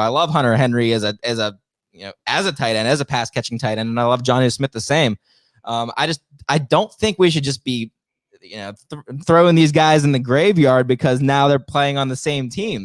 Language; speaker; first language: English; native; English